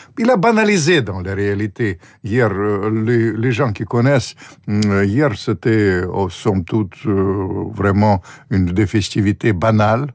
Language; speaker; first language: French; non-native, fluent; Russian